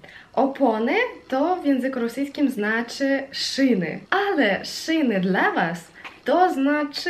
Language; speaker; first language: Polish; non-native, fluent; Russian